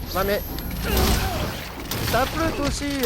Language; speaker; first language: French; native; French